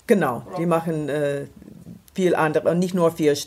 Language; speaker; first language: German; non-native, fluent; English